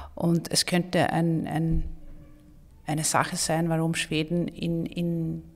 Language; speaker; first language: German; non-native, fluent; Swedish